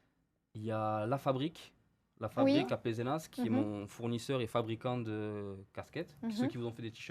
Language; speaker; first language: French; native; French